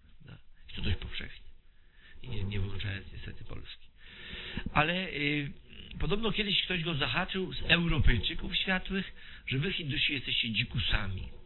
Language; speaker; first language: Polish; native; Polish